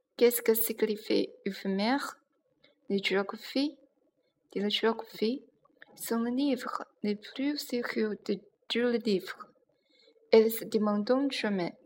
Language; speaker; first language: French; non-native, learner; Chinese